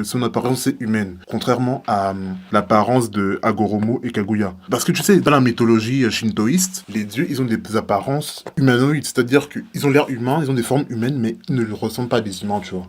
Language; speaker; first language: French; native; French